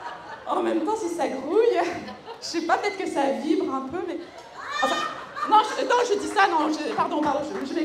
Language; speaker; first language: French; native; French